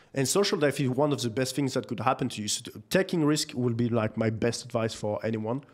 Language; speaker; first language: English; non-native, fluent; French